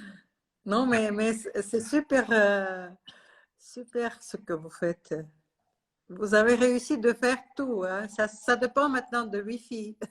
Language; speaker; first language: French; non-native, learner; Russian